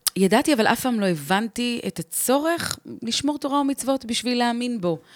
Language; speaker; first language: Hebrew; early bilingual, heritage; Hebrew